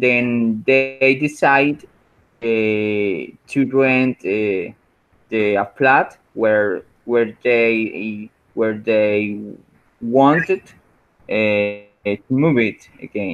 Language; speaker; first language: English; non-native, learner; Spanish